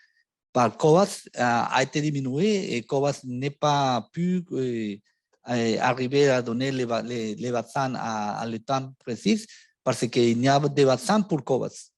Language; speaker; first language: French; non-native, fluent; Spanish